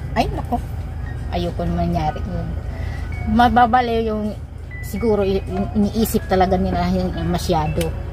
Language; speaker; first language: Filipino; non-native, local second language; Waray